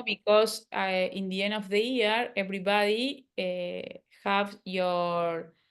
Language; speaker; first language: English; non-native, learner; Spanish